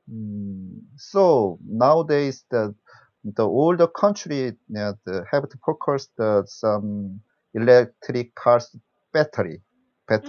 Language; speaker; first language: English; non-native, learner; Korean